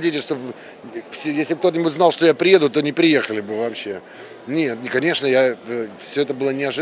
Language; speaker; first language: Russian; native; Russian